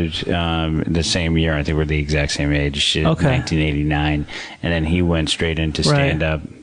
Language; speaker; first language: English; native; English